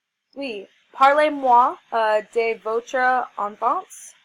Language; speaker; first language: French; non-native, learner; English